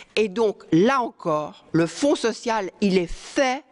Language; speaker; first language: French; native; French